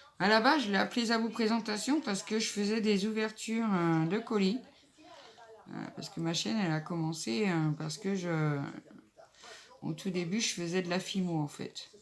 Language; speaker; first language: French; native; French